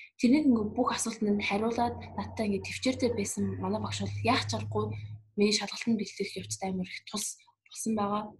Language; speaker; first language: Mongolian; early bilingual, heritage; Mongolian